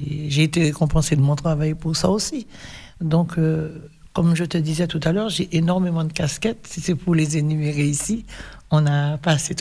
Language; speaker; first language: French; native; French